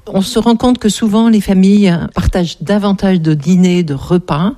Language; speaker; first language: French; native; French